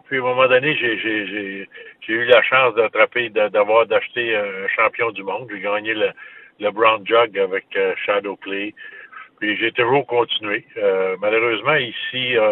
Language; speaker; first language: French; native; French